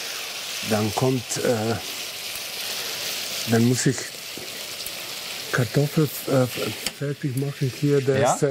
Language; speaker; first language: German; non-native, fluent; Serbian